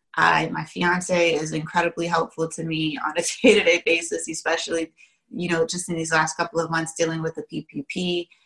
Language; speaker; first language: English; native; English